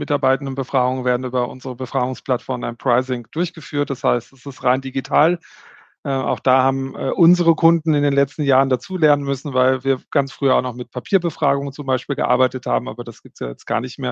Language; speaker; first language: German; native; German